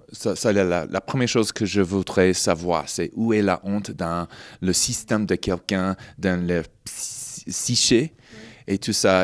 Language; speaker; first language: French; non-native, fluent; English